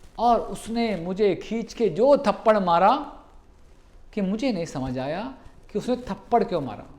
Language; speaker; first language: Hindi; native; Hindi